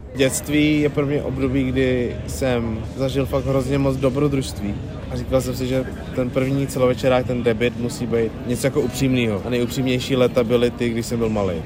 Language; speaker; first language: Czech; early bilingual, other home language; Vietnamese